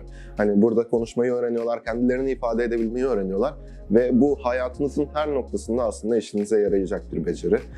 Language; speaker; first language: Turkish; native; Turkish